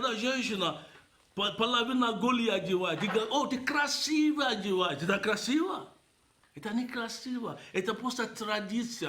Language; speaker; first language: Russian; non-native, fluent; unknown